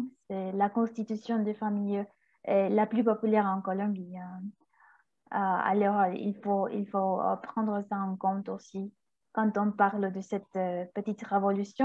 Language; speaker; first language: French; non-native, fluent; Spanish